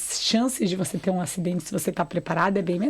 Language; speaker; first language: Portuguese; native; Portuguese